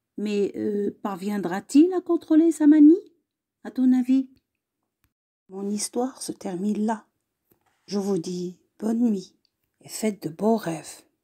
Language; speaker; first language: French; native; French